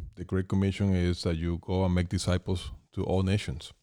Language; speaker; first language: English; non-native, fluent; Spanish